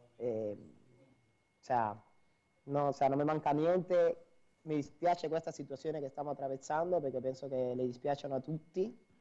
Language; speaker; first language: Italian; non-native, fluent; Spanish